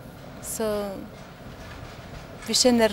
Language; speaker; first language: Swedish; non-native, learner; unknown